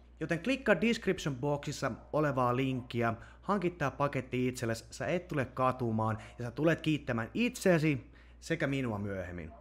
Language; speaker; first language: Finnish; native; Finnish